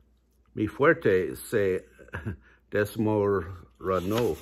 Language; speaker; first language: Spanish; non-native, learner; English